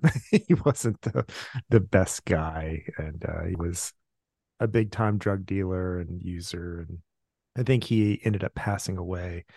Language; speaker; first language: English; native; English